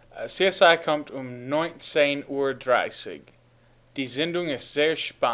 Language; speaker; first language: German; non-native, fluent; English